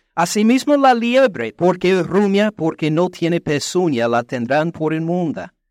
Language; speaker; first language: Spanish; non-native, fluent; English